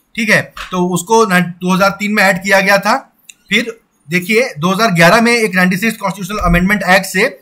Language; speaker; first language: Hindi; non-native, local second language; Maithili